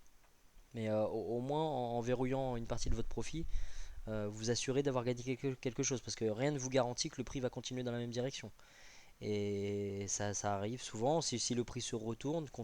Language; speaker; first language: French; native; French